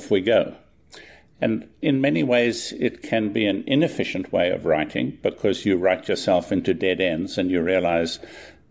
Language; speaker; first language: English; native; English